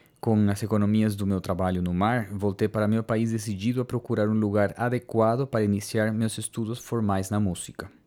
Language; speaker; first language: Portuguese; non-native, fluent; Spanish